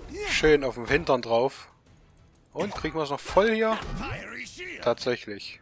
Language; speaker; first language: German; native; German